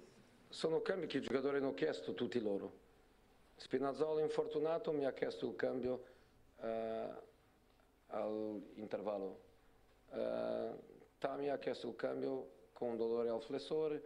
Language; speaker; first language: Italian; non-native, fluent; Portuguese